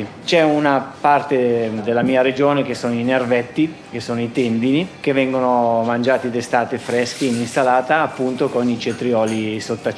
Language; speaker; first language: Italian; native; Italian